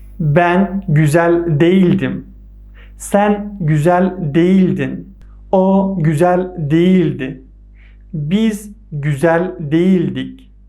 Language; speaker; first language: Turkish; non-native, fluent; Persian